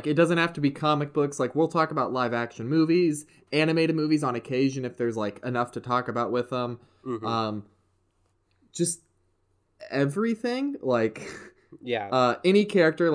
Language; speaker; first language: English; native; English